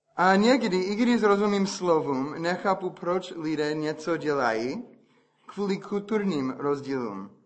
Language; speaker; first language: Czech; non-native, fluent; English